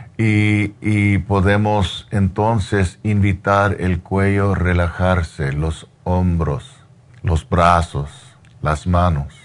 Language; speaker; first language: Spanish; non-native, learner; English